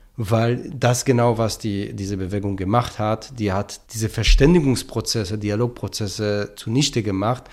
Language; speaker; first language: German; non-native, fluent; Hebrew